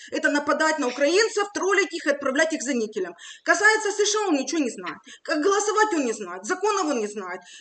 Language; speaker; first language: Russian; native; Russian